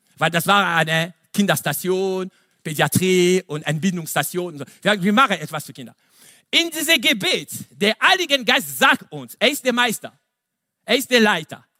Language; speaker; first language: German; non-native, fluent; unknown